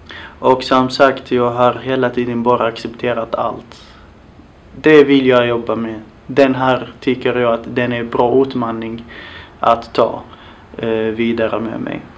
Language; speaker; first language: Swedish; non-native, fluent; Arabic